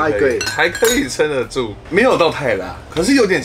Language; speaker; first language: Chinese; native; Chinese